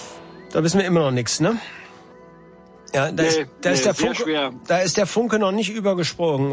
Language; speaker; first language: German; native; German